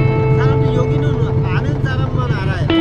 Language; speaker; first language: Korean; non-native, learner; Hindi